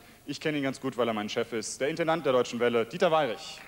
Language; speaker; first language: German; native; German